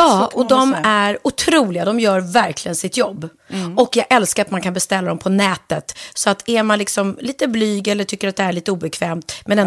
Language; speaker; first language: Swedish; native; Swedish